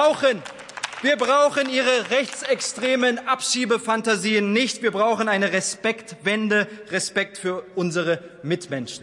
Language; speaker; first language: German; early bilingual, other home language; Turkish